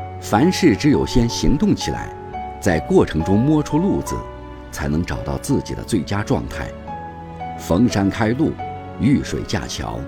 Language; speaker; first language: Chinese; native; Chinese